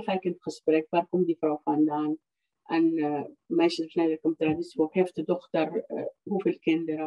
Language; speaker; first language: Dutch; non-native, fluent; Arabic